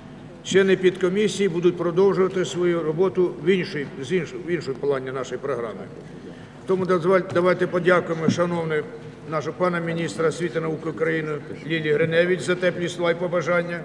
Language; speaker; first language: Ukrainian; native; Ukrainian